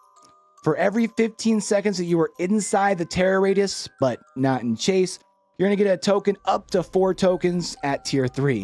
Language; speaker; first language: English; native; English